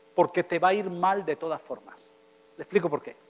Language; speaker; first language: Spanish; native; Spanish